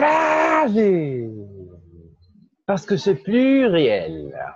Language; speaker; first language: French; non-native, fluent; Portuguese